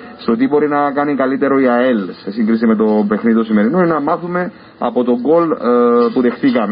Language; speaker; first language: Greek; native; Greek